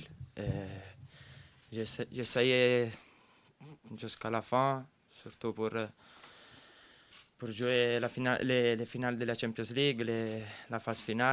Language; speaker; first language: French; non-native, fluent; Italian